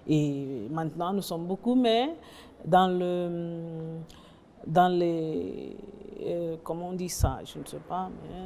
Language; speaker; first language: French; non-native, learner; Portuguese